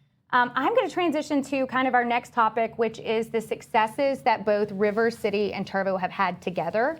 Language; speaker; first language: English; native; English